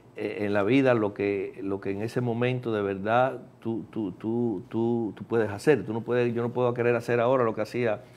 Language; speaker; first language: Spanish; native; Spanish